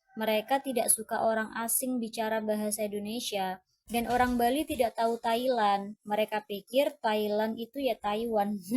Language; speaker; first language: Indonesian; non-native, fluent; Thai